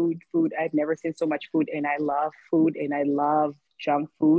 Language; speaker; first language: English; non-native, local second language; Swati